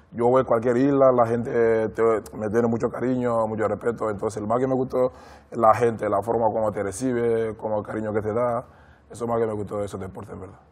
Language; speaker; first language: Spanish; non-native, learner; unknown